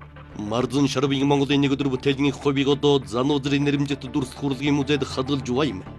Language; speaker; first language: Mongolian; native; Mongolian